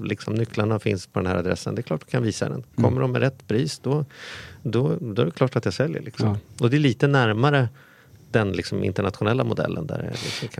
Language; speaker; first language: Swedish; native; Swedish